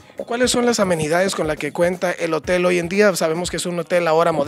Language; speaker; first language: Spanish; native; Spanish